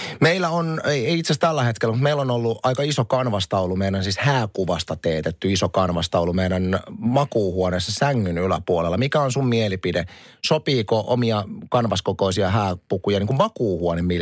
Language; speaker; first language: Finnish; native; Finnish